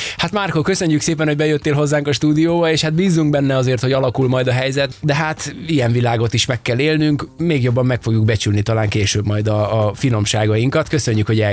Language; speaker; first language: Hungarian; native; Hungarian